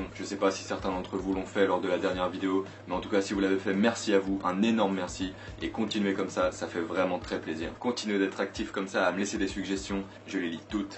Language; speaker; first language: French; native; French